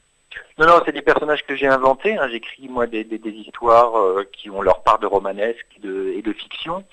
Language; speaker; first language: French; native; French